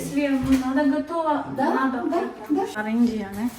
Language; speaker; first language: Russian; non-native, learner; Malayalam